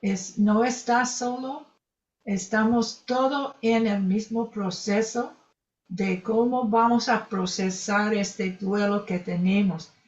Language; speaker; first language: Spanish; non-native, fluent; English